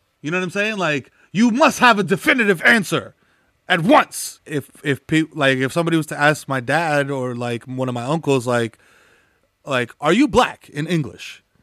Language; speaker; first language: English; early bilingual, other home language; Spanish